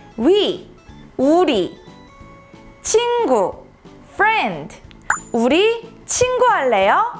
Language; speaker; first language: Korean; native; Korean